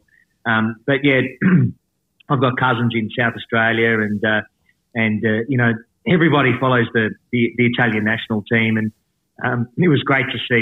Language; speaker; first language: English; native; English